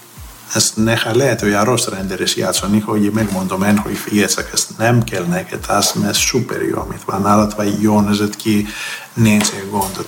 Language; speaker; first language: Hungarian; non-native, fluent; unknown